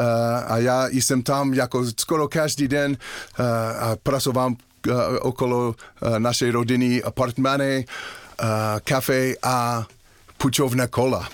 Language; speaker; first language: Czech; non-native, learner; English